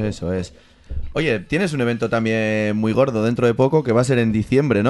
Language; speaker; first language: Spanish; native; Spanish